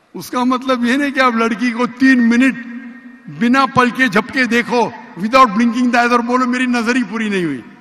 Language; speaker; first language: Urdu; non-native, local second language; Konkani